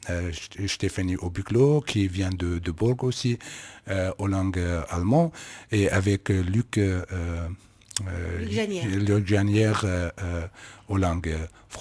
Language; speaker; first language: French; non-native, learner; Kurdish